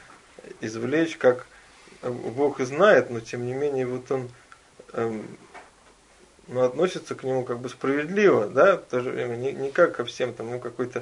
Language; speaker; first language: Russian; native; Russian